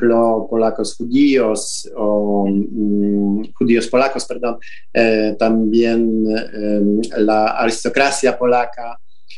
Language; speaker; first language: Spanish; non-native, fluent; Polish